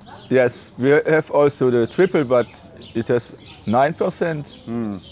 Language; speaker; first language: English; non-native, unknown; French